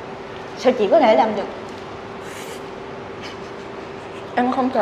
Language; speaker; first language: Vietnamese; non-native, learner; Japanese